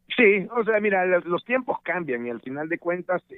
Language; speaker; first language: Spanish; native; Spanish